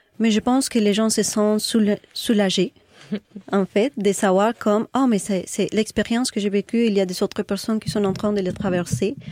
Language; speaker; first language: French; non-native, fluent; Spanish